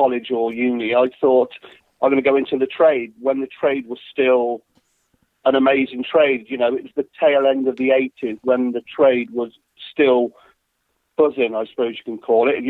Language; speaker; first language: English; native; English